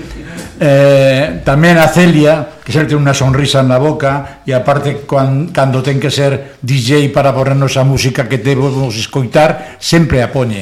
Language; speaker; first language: Galician; non-native, local second language; Spanish